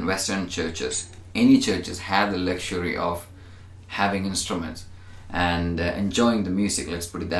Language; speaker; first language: English; non-native, local second language; Malayalam